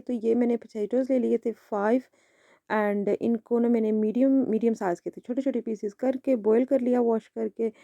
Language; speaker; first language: Hindi; early bilingual, heritage; Hindi